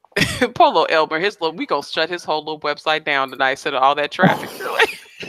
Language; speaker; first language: English; native; English